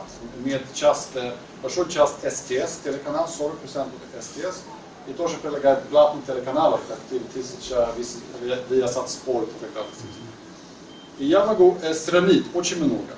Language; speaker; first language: Russian; non-native, learner; Swedish